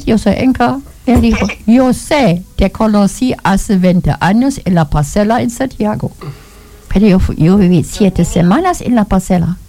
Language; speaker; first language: Spanish; non-native, learner; German